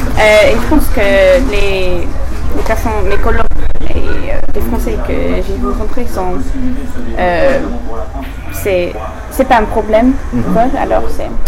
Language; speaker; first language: French; non-native, learner; English